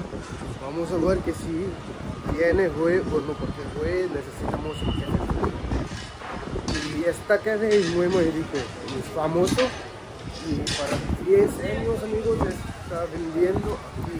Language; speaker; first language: Spanish; non-native, learner; Hindi